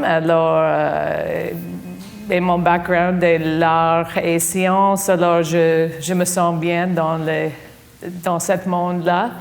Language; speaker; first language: French; non-native, fluent; English